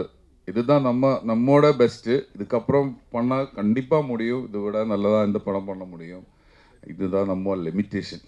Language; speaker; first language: Tamil; non-native, learner; Malayalam